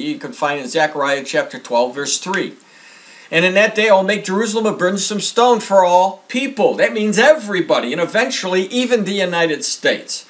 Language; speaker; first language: English; native; English